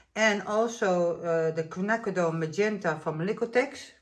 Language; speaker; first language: English; non-native, fluent; Dutch